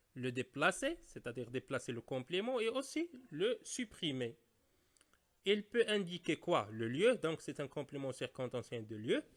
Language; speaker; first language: French; non-native, local second language; Arabic